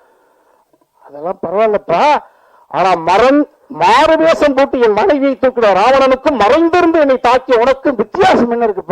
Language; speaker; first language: Tamil; native; Tamil